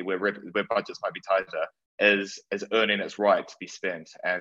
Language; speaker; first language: English; native; English